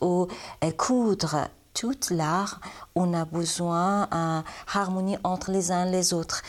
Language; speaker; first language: French; non-native, learner; Persian